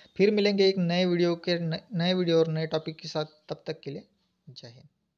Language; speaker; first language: Hindi; non-native, local second language; Marathi